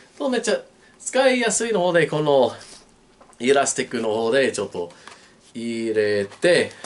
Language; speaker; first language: Japanese; non-native, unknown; English